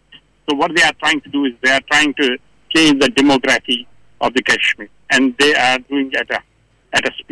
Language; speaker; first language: English; non-native, local second language; Kashmiri